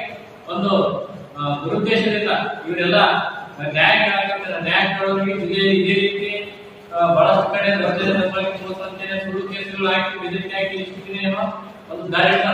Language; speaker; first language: Kannada; native; Kannada